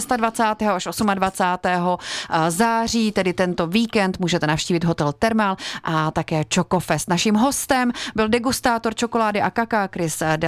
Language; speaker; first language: Czech; native; Czech